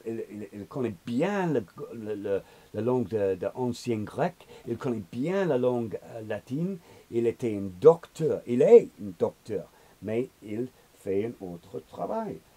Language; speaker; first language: French; non-native, learner; English